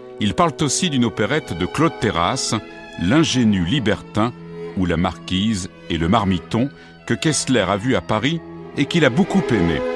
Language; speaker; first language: French; native; French